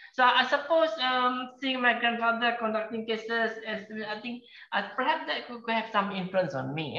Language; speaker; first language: English; non-native, local second language; Malay